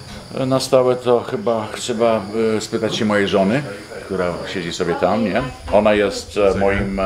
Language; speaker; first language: Polish; early bilingual, heritage; Polish